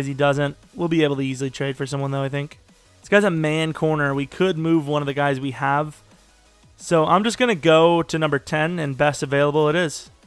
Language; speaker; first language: English; native; English